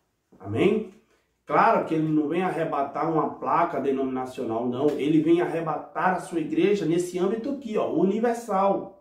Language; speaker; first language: Portuguese; native; Portuguese